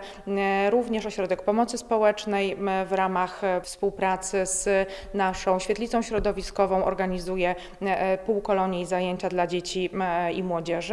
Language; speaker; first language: Polish; native; Polish